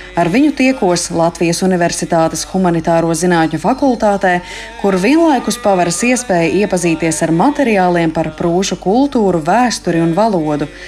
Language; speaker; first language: Latvian; native; Latvian